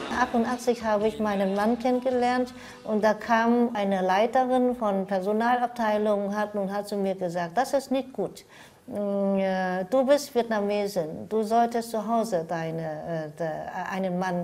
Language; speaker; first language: German; non-native, fluent; Vietnamese